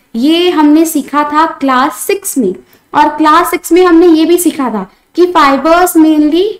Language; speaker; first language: Hindi; non-native, local second language; Marathi